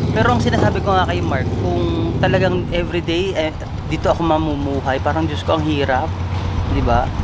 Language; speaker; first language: Filipino; native; Filipino